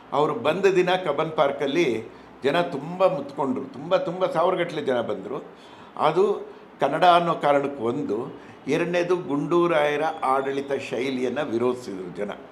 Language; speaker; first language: Kannada; non-native, local second language; Telugu